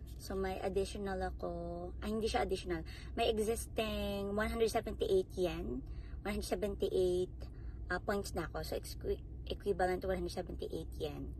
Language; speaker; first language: Filipino; native; Filipino